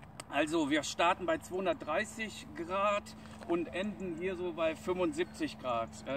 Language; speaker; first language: German; native; German